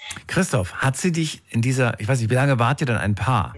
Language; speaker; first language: German; native; German